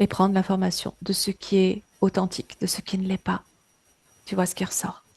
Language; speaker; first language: French; native; French